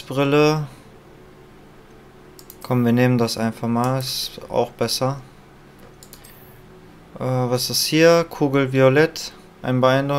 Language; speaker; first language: German; native; German